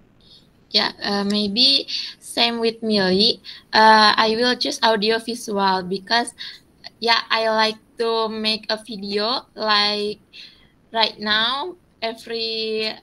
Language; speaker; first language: English; non-native, learner; Indonesian